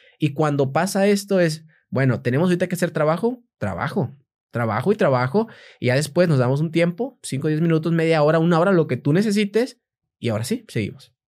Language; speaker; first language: Spanish; native; Spanish